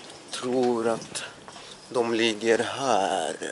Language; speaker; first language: Swedish; non-native, learner; Russian